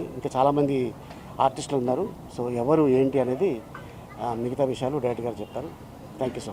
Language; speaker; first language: Telugu; native; Telugu